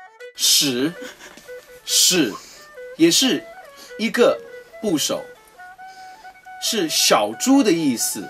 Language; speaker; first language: Chinese; native; Chinese